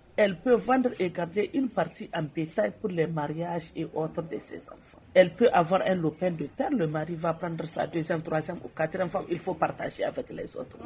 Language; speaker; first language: French; non-native, local second language; Hausa